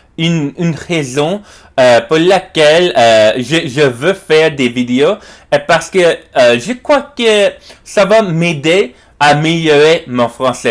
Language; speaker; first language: French; non-native, learner; English